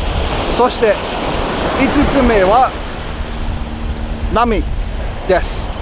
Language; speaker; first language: Japanese; non-native, fluent; English